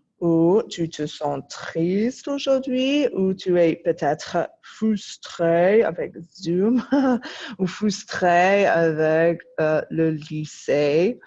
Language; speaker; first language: French; non-native, fluent; English